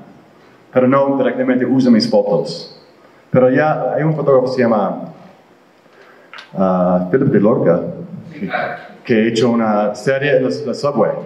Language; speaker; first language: Spanish; non-native, fluent; English